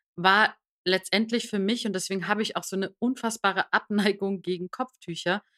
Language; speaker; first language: German; early bilingual, other home language; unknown